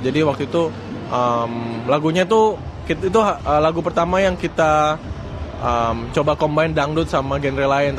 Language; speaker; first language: Indonesian; native; Indonesian